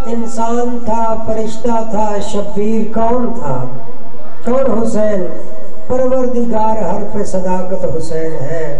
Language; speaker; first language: Urdu; non-native, local second language; Punjabi